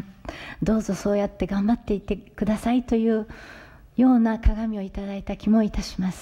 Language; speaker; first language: Japanese; native; Japanese